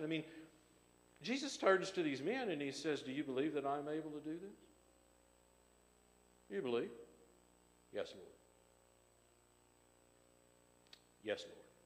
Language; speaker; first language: English; native; English